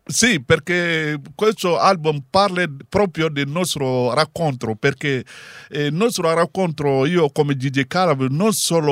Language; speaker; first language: Italian; non-native, learner; Bambara